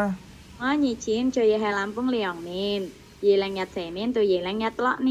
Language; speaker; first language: Cantonese; non-native, learner; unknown